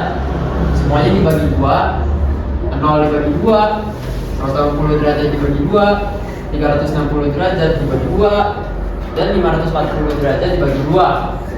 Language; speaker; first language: Indonesian; native; Indonesian